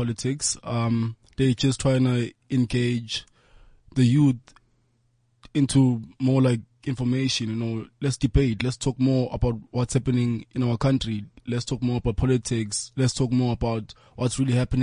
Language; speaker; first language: English; non-native, local second language; Zulu